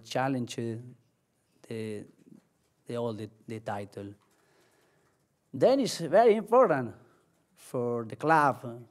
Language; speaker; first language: English; non-native, learner; Spanish